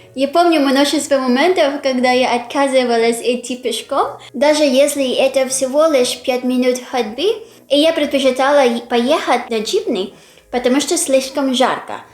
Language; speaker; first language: Russian; non-native, fluent; Filipino